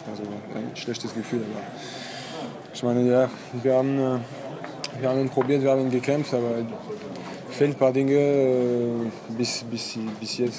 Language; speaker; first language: German; non-native, fluent; French